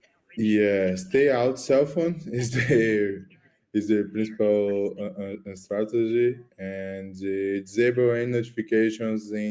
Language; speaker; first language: English; non-native, learner; Portuguese